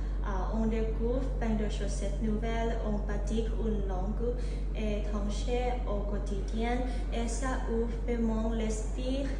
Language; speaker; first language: French; non-native, learner; Thai